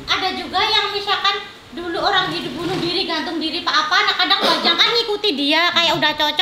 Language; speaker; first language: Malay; non-native, local second language; Javanese